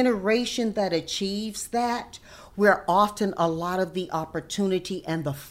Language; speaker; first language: English; native; English